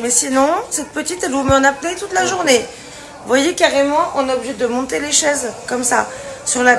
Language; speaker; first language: French; native; French